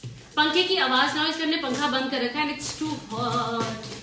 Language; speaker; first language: Hindi; native; Hindi